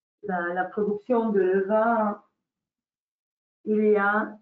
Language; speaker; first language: French; non-native, learner; Spanish